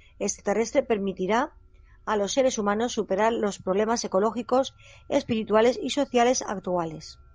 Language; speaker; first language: Spanish; native; Spanish